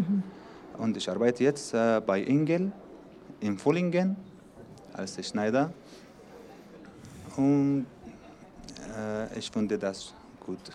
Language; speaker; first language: German; non-native, learner; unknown